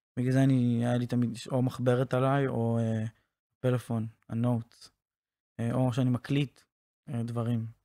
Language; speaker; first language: Hebrew; native; Hebrew